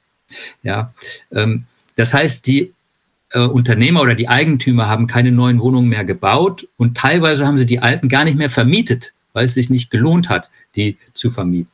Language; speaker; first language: German; native; German